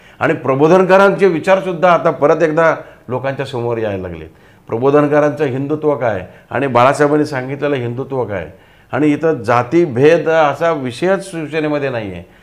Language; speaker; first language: Marathi; non-native, local second language; Telugu